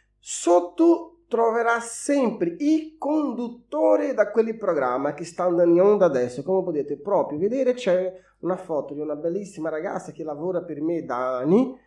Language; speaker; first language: Italian; non-native, fluent; Portuguese